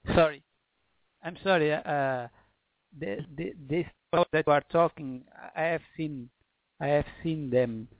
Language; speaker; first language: English; non-native, fluent; Portuguese